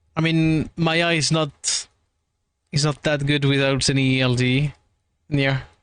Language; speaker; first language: English; non-native, fluent; French